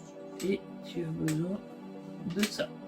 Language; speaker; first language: French; native; French